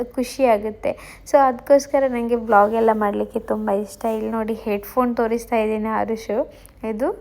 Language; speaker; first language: Kannada; non-native, local second language; Tulu